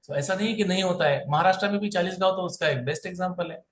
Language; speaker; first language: Hindi; non-native, local second language; Marathi